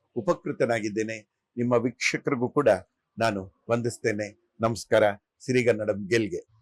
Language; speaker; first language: Kannada; non-native, local second language; Telugu